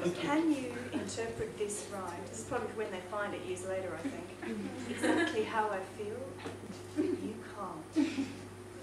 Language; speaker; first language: English; native; English